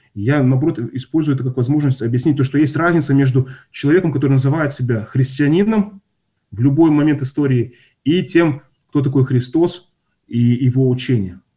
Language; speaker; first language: Russian; non-native, local second language; Kazakh